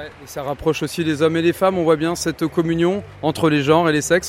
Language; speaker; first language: French; native; French